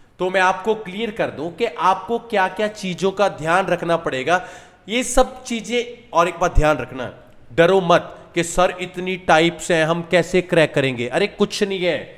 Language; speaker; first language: Hindi; non-native, local second language; Punjabi